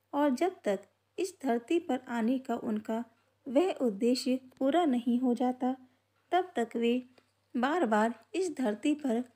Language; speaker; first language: Hindi; native; Hindi